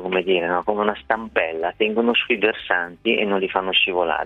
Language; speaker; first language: Italian; native; Italian